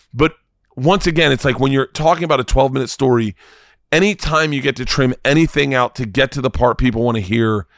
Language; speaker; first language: English; native; English